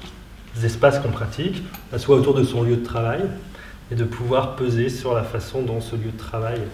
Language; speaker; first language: French; native; French